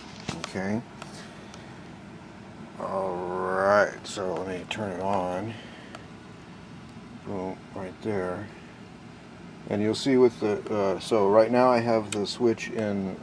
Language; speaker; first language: English; native; English